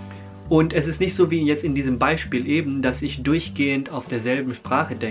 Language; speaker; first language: German; early bilingual, other home language; Filipino